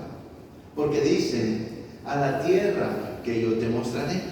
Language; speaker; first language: Spanish; native; Spanish